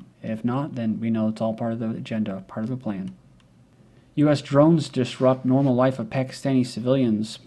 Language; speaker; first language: English; native; English